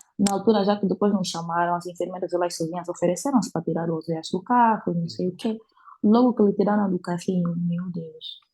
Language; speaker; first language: Portuguese; native; Portuguese